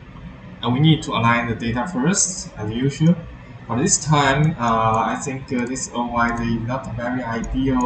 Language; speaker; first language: English; non-native, fluent; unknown